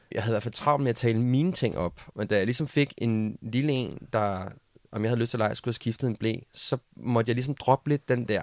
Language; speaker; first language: Danish; native; Danish